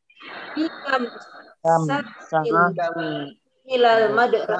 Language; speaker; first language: Arabic; non-native, learner; Indonesian